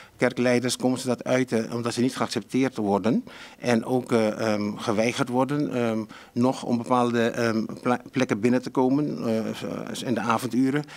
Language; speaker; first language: Dutch; non-native, local second language; Papiamento